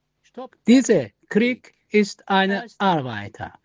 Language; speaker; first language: German; non-native, learner; Turkish